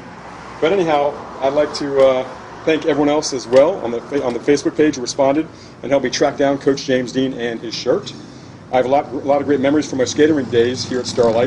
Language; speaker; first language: English; native; English